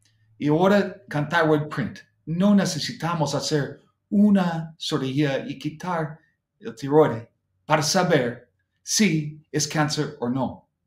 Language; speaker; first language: Spanish; non-native, fluent; English